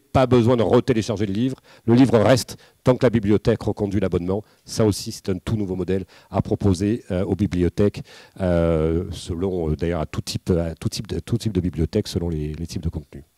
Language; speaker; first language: French; native; French